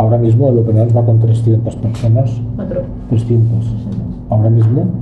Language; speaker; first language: Spanish; native; Spanish